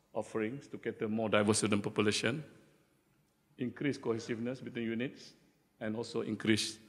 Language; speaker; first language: English; non-native, local second language; Malay